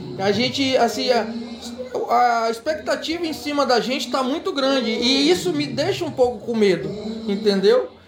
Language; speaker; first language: Portuguese; native; Portuguese